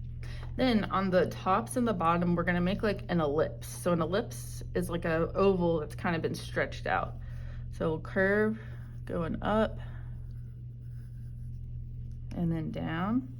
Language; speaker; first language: English; native; English